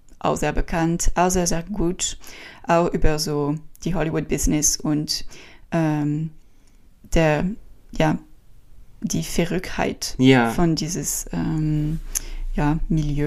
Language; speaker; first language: German; non-native, learner; French